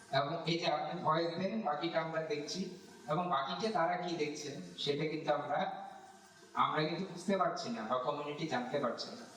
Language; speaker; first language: Bangla; non-native, local second language; Santali